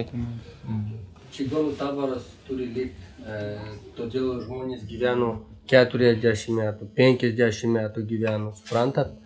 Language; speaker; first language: Lithuanian; non-native, local second language; Romany